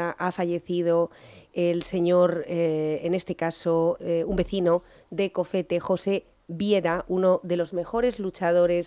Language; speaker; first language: Spanish; native; Spanish